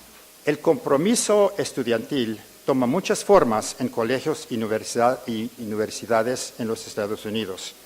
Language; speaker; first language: Spanish; early bilingual, heritage; English